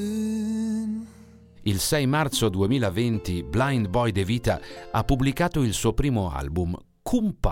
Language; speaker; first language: Italian; native; Italian